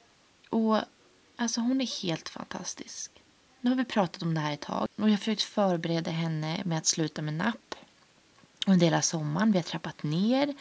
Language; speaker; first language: Swedish; native; Swedish